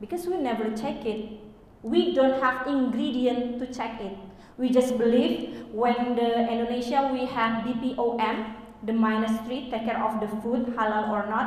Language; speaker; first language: English; non-native, learner; Indonesian